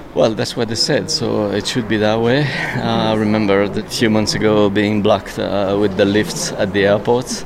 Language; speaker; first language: English; non-native, fluent; French